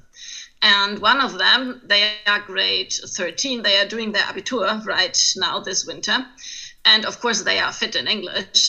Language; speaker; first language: English; non-native, fluent; German